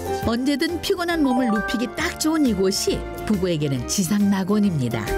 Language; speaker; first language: Korean; native; Korean